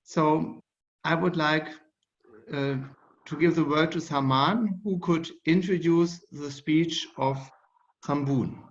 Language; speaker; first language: English; non-native, fluent; German